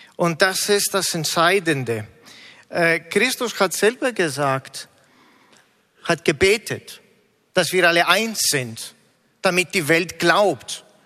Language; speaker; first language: German; non-native, fluent; Greek